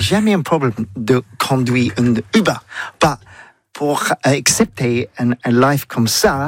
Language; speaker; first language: French; non-native, learner; English